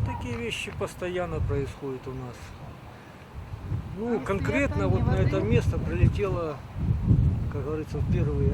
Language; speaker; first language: Russian; native; Russian